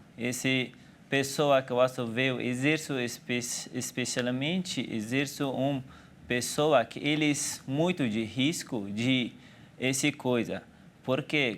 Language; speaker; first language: Portuguese; non-native, learner; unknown